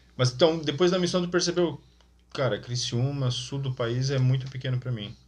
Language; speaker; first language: Portuguese; native; Portuguese